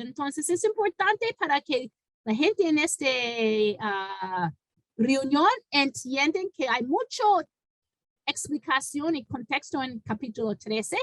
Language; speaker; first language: Spanish; non-native, fluent; English